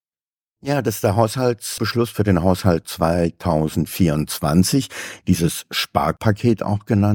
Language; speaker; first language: German; native; German